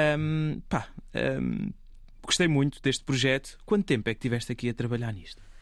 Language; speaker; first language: Portuguese; native; Portuguese